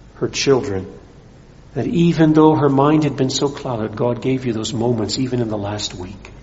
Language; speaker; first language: English; early bilingual, other home language; Dutch